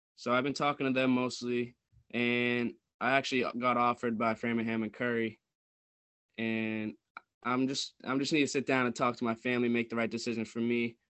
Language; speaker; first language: English; native; English